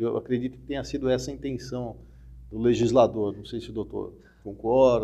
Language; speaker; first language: Portuguese; native; Portuguese